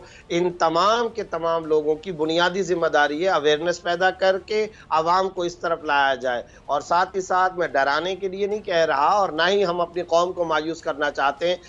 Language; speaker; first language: Urdu; native; Urdu